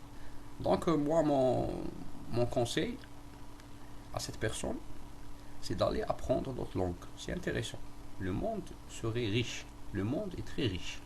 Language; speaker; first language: French; non-native, local second language; Arabic